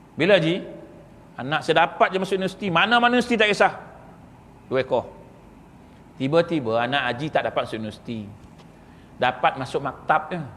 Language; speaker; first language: Malay; native; Malay